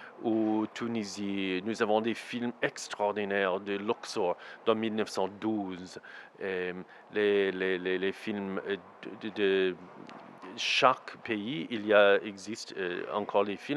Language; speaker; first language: French; non-native, learner; English